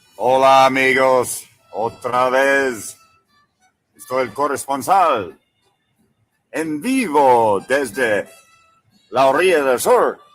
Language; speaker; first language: Spanish; non-native, learner; English